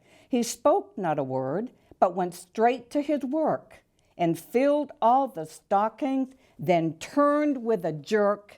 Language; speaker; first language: English; native; English